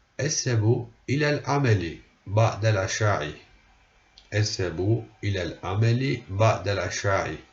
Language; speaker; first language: Arabic; non-native, fluent; Turkish